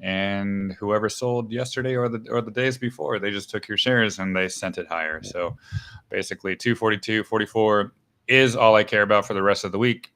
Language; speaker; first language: English; native; English